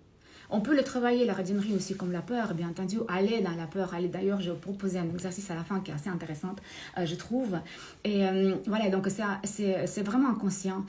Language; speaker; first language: French; non-native, fluent; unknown